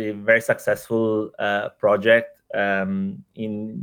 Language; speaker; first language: English; non-native, fluent; Italian